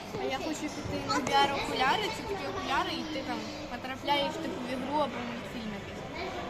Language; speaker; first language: Ukrainian; native; Ukrainian